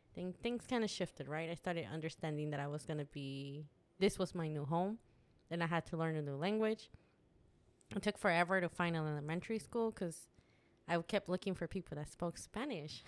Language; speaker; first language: English; early bilingual, other home language; Spanish